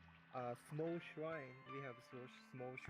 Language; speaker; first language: English; non-native, learner; Japanese